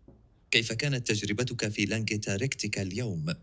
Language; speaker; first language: Arabic; non-native, learner; English